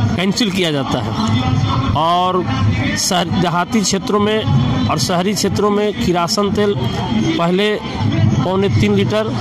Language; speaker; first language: Hindi; native; Hindi